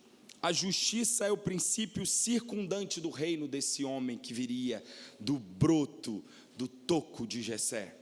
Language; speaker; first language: Portuguese; native; Portuguese